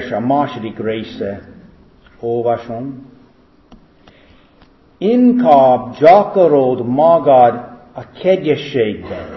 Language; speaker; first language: Hungarian; non-native, fluent; English